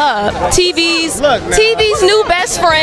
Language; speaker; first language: English; native; English